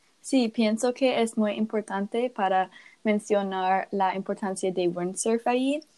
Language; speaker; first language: Spanish; non-native, learner; English